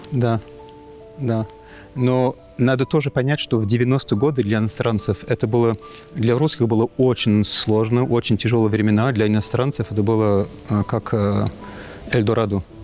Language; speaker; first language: Russian; non-native, fluent; English